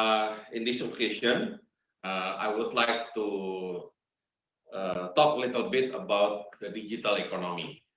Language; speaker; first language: English; non-native, fluent; Indonesian